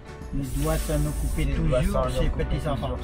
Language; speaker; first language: French; non-native, fluent; Indonesian